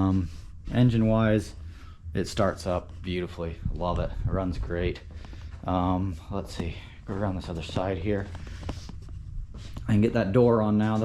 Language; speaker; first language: English; native; English